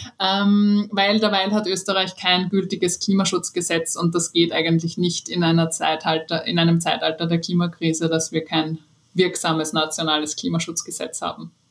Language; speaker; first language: German; native; German